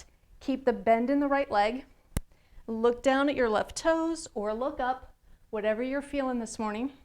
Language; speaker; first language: English; native; English